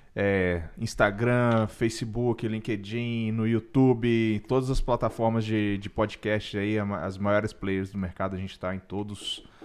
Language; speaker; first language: Portuguese; native; Portuguese